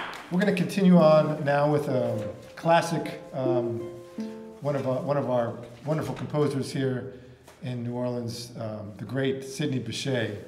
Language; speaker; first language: English; native; English